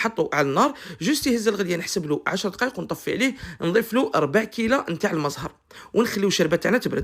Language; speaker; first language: Arabic; native; Arabic